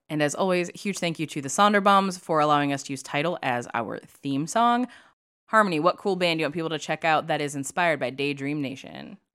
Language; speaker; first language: English; native; English